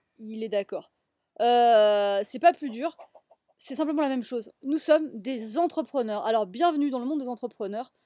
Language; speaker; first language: French; native; French